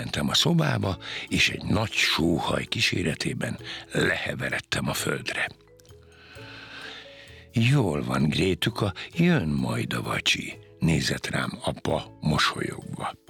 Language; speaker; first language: Hungarian; native; Hungarian